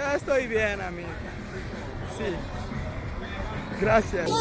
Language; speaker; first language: Spanish; non-native, learner; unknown